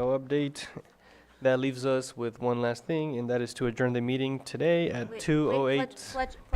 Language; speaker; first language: English; native; English